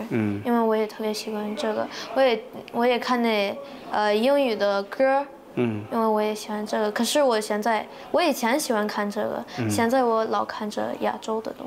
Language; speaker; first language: Chinese; early bilingual, heritage; Chinese